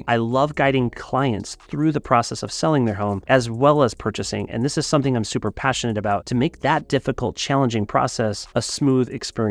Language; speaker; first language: English; native; English